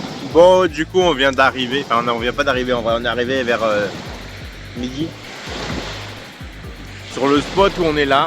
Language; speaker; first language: French; native; French